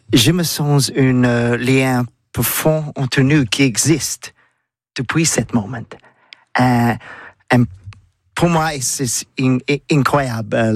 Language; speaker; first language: French; non-native, learner; English